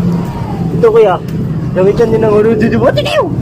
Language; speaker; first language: Filipino; non-native, local second language; Cebuano